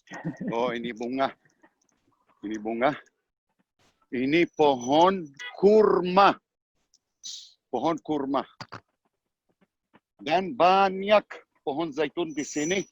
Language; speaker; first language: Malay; non-native, learner; Hebrew